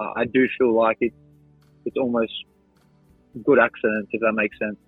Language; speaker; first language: English; non-native, local second language; Greek